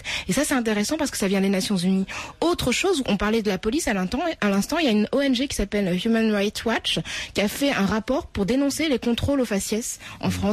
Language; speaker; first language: French; native; French